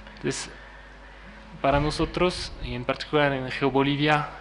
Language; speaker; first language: Spanish; non-native, fluent; French